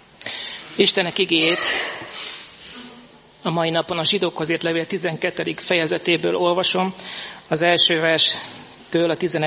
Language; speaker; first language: Hungarian; native; Hungarian